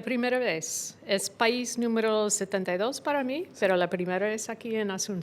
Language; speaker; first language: Spanish; non-native, fluent; English